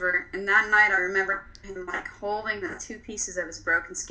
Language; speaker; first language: English; early bilingual, other home language; Polish